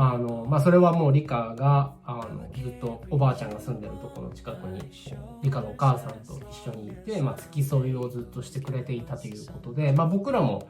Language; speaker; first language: Japanese; native; Japanese